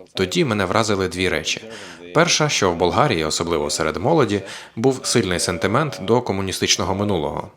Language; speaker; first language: Ukrainian; native; Ukrainian